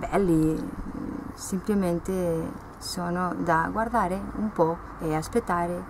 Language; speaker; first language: Italian; non-native, fluent; Spanish